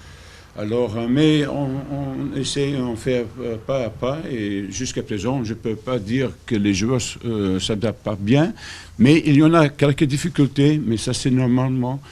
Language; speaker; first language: French; non-native, fluent; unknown